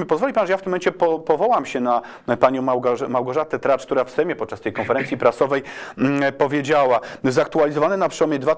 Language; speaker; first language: Polish; native; Polish